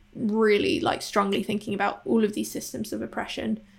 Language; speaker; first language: English; non-native, local second language; Cantonese